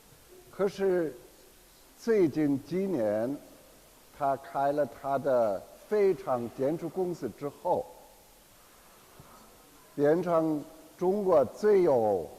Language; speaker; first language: Chinese; non-native, fluent; German